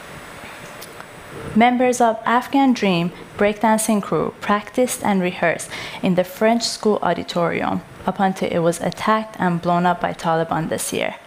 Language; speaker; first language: English; non-native, fluent; Persian